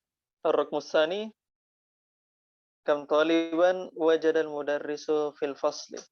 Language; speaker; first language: Arabic; non-native, fluent; Indonesian